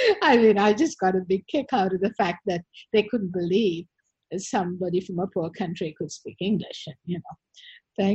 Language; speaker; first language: English; non-native, local second language; Sinhala